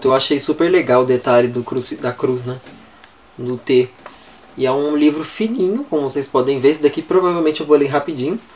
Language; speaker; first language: Portuguese; native; Portuguese